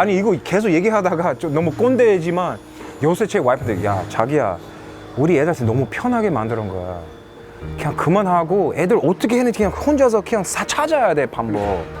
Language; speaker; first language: Korean; non-native, fluent; English